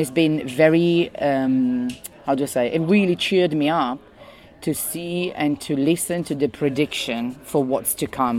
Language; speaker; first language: English; non-native, fluent; Italian